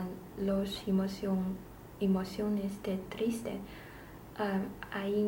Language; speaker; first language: Spanish; non-native, learner; Chinese